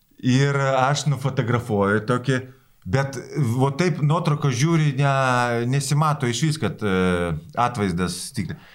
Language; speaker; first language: Lithuanian; non-native, local second language; Polish